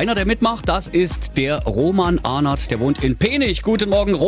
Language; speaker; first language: German; native; German